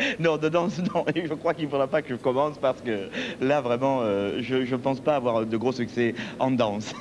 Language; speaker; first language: French; native; French